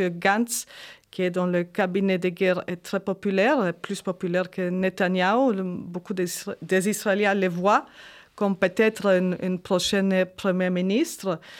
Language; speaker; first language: French; non-native, fluent; Hebrew